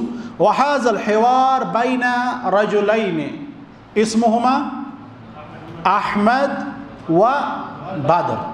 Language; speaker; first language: Arabic; non-native, fluent; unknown